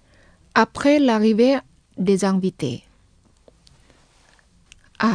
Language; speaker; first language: French; non-native, fluent; Indonesian